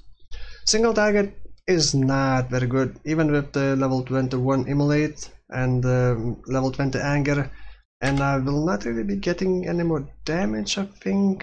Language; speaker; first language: English; non-native, fluent; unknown